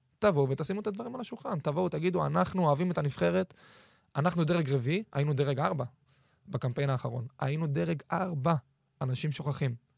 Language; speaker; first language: Hebrew; native; Hebrew